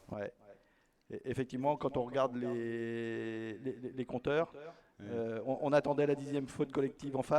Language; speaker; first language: French; native; French